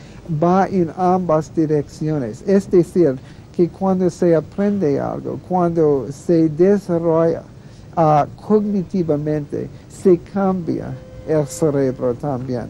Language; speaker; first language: Spanish; non-native, fluent; English